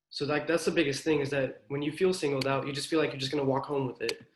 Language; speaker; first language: English; native; English